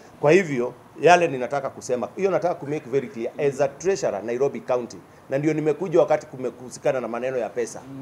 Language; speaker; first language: Swahili; non-native, local second language; Kikuyu